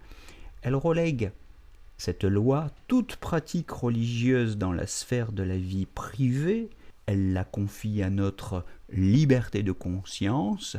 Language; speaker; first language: French; native; French